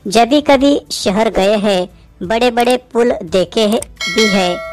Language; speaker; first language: Hindi; non-native, local second language; Marathi